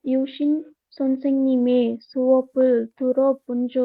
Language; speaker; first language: Korean; non-native, learner; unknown